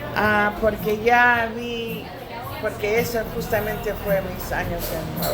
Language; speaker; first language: Spanish; non-native, learner; English